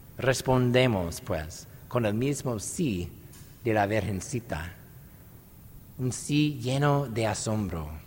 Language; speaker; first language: Spanish; non-native, fluent; English